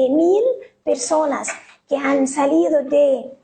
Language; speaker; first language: Spanish; non-native, fluent; Arabic